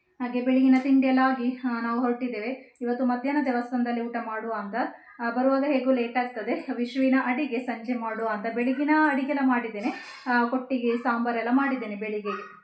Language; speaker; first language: Kannada; native; Kannada